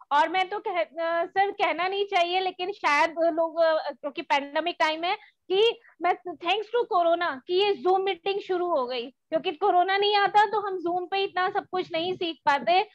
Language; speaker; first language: Hindi; native; Hindi